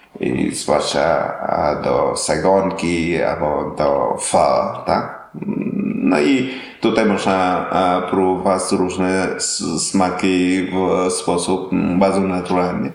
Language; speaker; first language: Polish; non-native, learner; Vietnamese